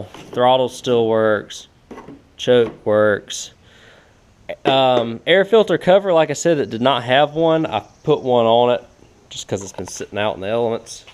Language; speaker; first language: English; native; English